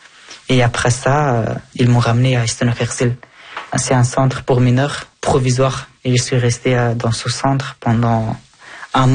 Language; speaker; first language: French; early bilingual, other home language; Persian